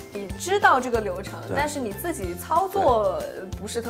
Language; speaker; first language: Chinese; native; Chinese